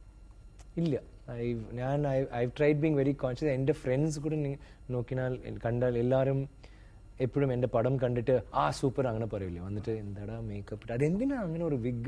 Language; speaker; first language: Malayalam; non-native, learner; Tamil